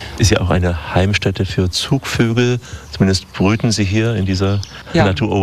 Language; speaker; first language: German; native; German